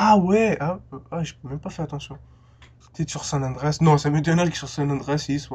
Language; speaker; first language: French; native; French